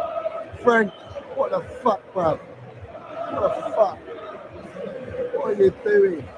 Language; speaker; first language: English; native; English